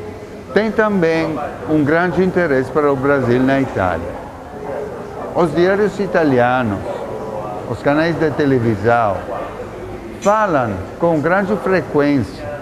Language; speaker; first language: Portuguese; non-native, fluent; Italian